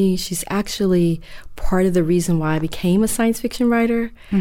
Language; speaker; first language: English; native; English